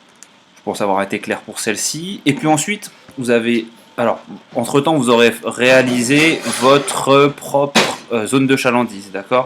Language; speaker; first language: French; native; French